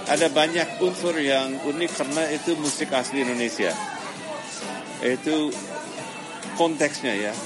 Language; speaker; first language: Indonesian; non-native, fluent; English